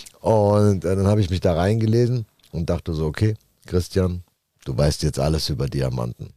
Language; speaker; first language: German; native; German